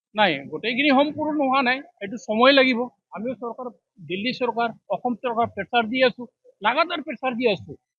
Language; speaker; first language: Assamese; non-native, local second language; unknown